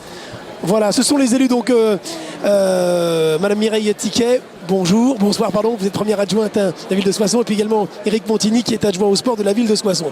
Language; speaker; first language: French; native; French